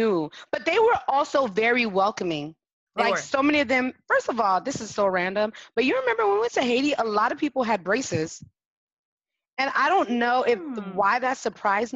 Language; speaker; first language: English; early bilingual, other home language; French